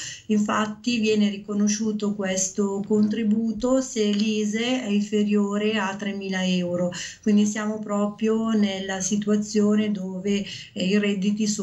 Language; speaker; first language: Italian; native; Italian